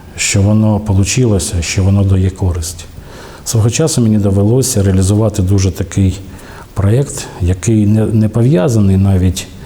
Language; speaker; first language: Ukrainian; native; Ukrainian